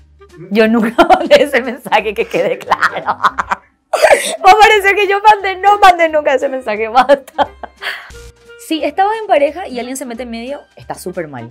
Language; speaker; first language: Spanish; native; Spanish